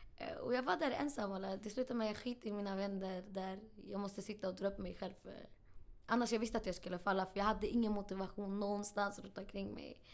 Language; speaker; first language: Swedish; early bilingual, other home language; Arabic